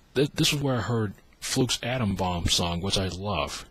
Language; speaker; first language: English; native; English